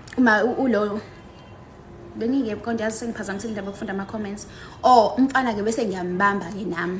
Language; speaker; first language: Zulu; native; Zulu